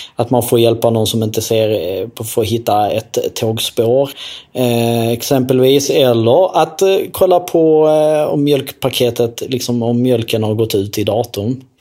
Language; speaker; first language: Swedish; early bilingual, other home language; Albanian